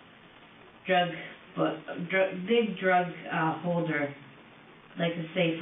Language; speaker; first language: English; native; English